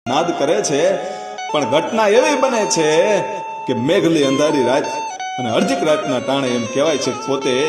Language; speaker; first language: Gujarati; native; Gujarati